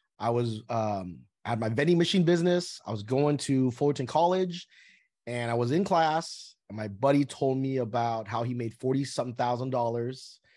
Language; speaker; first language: English; early bilingual, other home language; Vietnamese